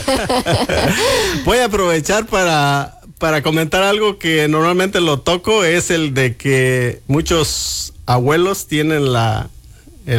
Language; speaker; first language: Spanish; native; Spanish